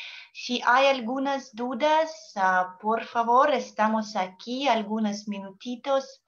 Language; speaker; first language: Spanish; non-native, learner; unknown